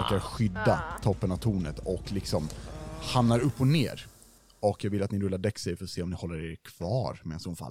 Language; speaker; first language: Swedish; native; Swedish